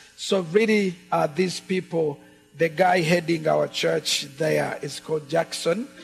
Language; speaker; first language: English; non-native, local second language; Ganda